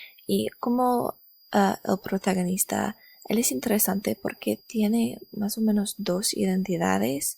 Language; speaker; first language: Spanish; non-native, learner; English